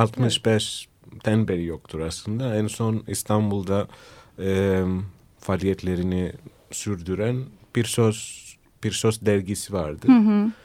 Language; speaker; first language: Turkish; non-native, fluent; Greek